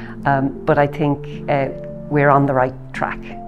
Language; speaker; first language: English; native; English